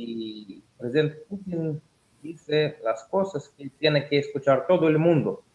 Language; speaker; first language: Spanish; non-native, learner; Russian